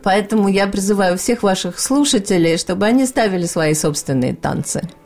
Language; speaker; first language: Russian; native; Russian